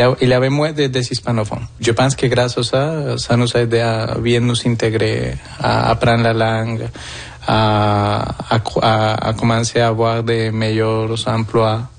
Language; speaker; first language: French; non-native, fluent; Spanish